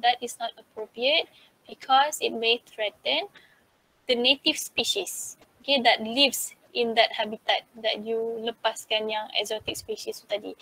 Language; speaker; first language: English; non-native, local second language; Malay